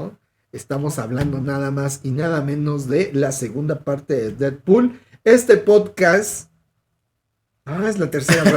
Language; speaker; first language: Spanish; native; Spanish